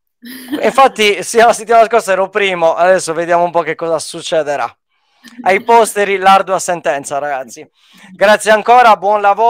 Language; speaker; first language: Italian; native; Italian